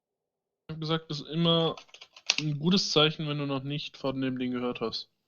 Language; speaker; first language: German; native; German